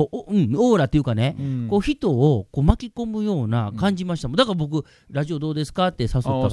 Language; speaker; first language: Japanese; native; Japanese